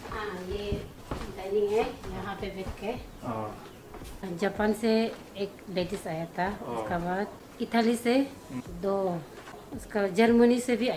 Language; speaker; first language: Hindi; non-native, local second language; Nyishi